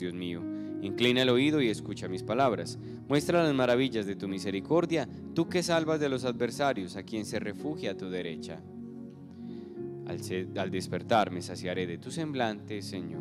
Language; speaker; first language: Spanish; native; Spanish